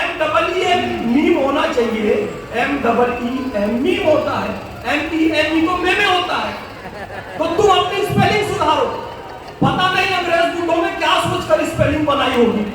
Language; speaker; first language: Hindi; native; Hindi